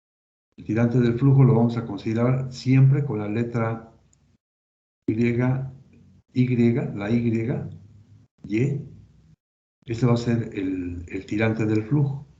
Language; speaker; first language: Spanish; native; Spanish